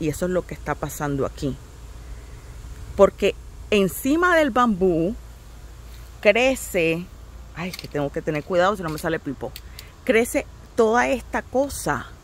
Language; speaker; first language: Spanish; native; Spanish